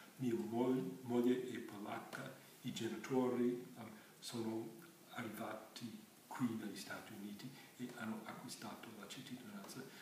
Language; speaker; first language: Italian; non-native, fluent; English